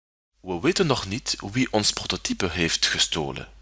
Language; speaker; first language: Dutch; non-native, fluent; French